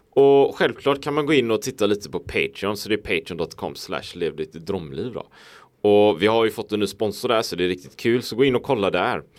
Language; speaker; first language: Swedish; native; Swedish